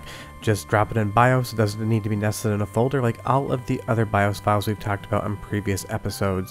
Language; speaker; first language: English; native; English